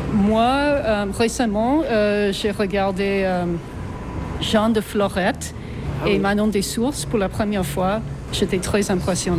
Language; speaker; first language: French; non-native, fluent; English